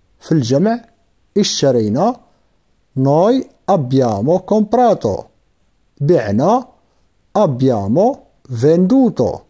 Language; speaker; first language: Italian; non-native, fluent; Arabic